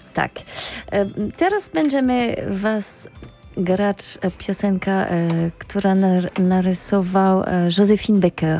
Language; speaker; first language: Polish; non-native, learner; French